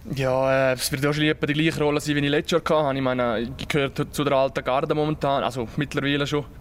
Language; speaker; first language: German; native; German